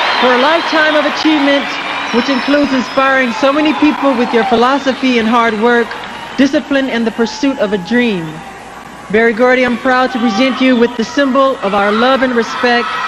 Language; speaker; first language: English; native; English